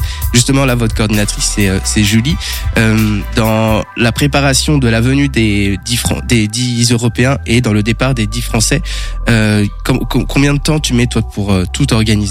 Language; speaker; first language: French; native; French